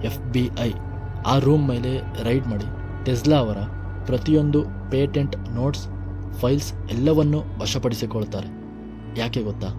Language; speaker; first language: Kannada; native; Kannada